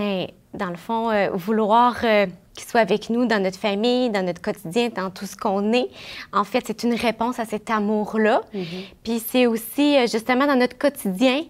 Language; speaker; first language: French; native; French